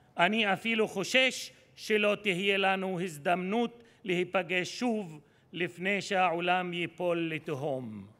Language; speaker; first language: Hebrew; non-native, local second language; Arabic